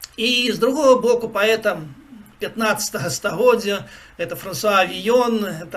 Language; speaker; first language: Belarusian; non-native, local second language; Russian